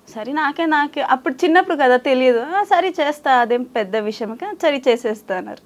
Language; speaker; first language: Telugu; non-native, local second language; Kannada